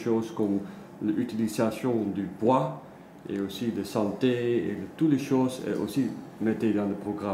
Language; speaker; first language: French; non-native, learner; Dutch